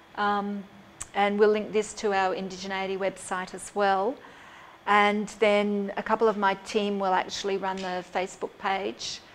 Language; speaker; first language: English; native; English